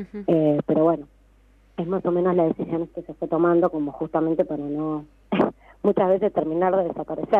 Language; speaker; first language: Spanish; native; Spanish